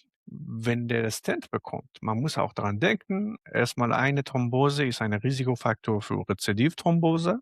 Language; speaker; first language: German; non-native, fluent; Arabic